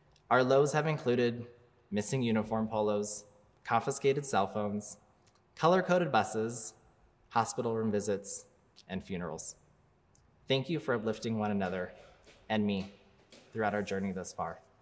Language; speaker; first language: English; native; English